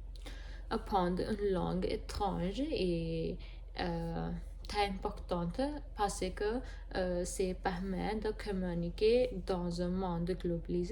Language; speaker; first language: French; non-native, learner; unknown